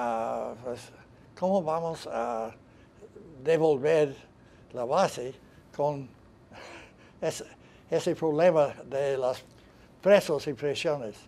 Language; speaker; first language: Spanish; non-native, fluent; English